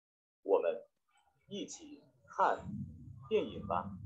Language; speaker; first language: Chinese; non-native, learner; Vietnamese